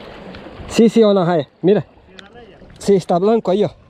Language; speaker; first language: Spanish; non-native, learner; Portuguese